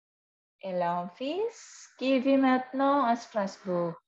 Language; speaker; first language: French; non-native, fluent; Indonesian